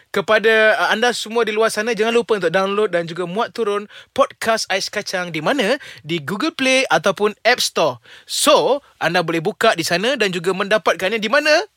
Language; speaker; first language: Malay; native; Malay